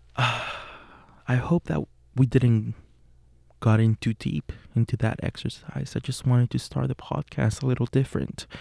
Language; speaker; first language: English; non-native, fluent; Spanish